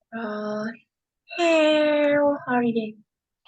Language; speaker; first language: English; non-native, learner; Vietnamese